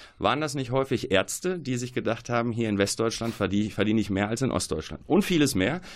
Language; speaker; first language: German; early bilingual, other home language; Arabic